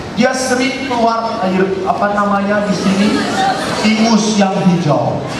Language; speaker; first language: Indonesian; non-native, local second language; Javanese